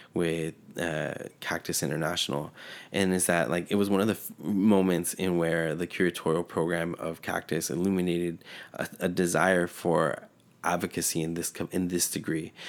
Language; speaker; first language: English; early bilingual, other home language; Spanish